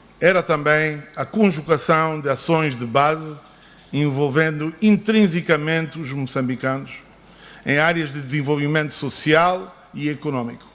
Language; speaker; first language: Portuguese; non-native, fluent; English